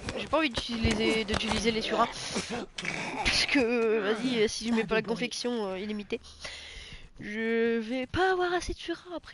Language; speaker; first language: French; native; French